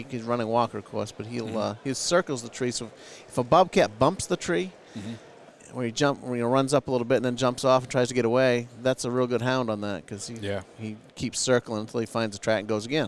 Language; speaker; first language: English; native; English